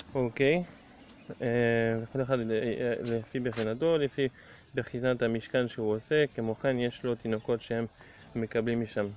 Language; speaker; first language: Hebrew; non-native, fluent; English